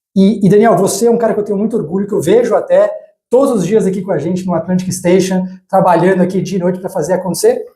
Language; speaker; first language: Portuguese; native; Portuguese